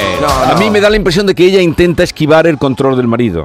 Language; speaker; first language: Spanish; native; Spanish